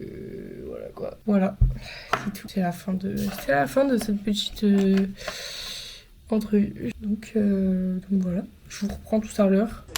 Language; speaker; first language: French; native; French